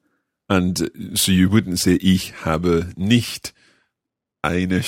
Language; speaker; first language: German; non-native, learner; English